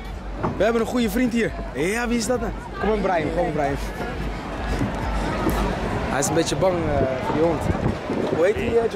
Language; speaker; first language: Dutch; native; Dutch